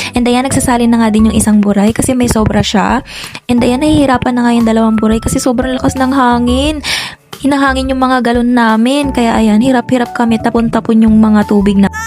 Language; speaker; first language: Filipino; native; Filipino